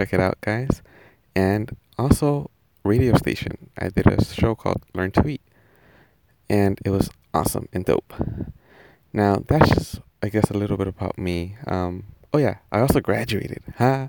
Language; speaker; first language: English; early bilingual, other home language; Spanish